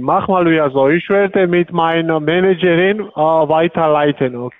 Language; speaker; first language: German; non-native, learner; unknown